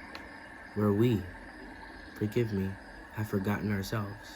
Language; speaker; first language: English; native; English